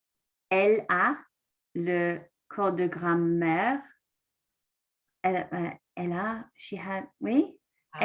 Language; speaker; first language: French; non-native, learner; English